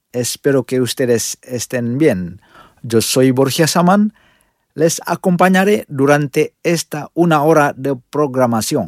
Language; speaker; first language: Spanish; non-native, fluent; Indonesian